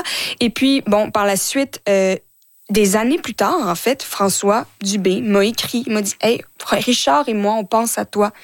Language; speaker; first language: French; native; French